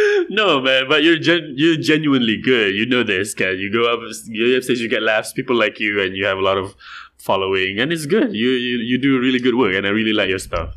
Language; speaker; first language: English; non-native, local second language; Malay